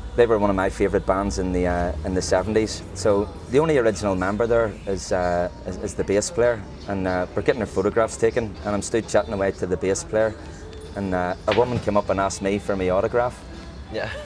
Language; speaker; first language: English; native; English